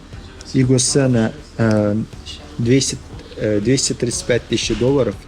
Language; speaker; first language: Russian; non-native, learner; Turkish